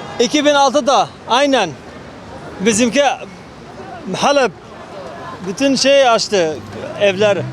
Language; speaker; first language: Turkish; non-native, learner; Arabic